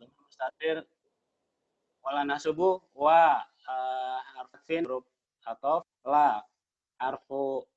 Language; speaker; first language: Arabic; non-native, learner; Indonesian